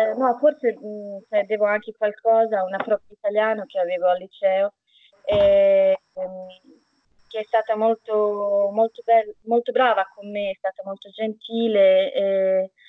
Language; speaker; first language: Italian; non-native, fluent; Bosnian